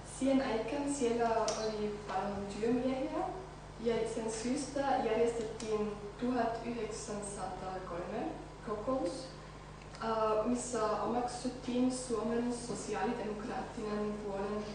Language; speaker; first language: Finnish; non-native, learner; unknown